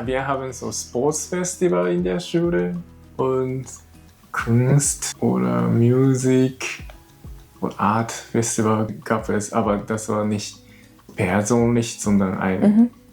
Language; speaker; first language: German; non-native, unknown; Japanese